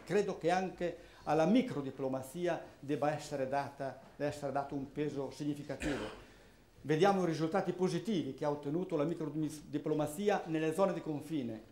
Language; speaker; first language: Italian; early bilingual, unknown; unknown